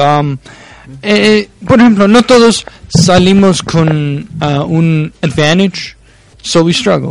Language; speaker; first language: Spanish; early bilingual, heritage; Spanish